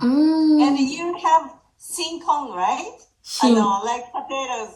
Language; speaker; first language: English; non-native, fluent; Japanese